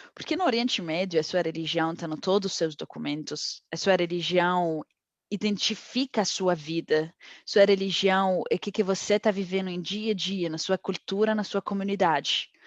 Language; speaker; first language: Portuguese; non-native, fluent; Arabic